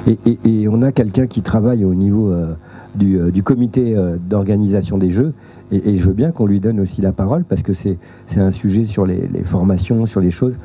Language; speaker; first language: French; native; French